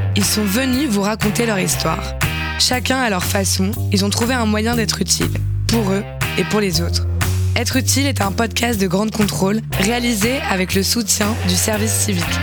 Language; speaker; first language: French; native; French